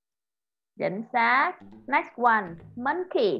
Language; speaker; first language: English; non-native, fluent; Vietnamese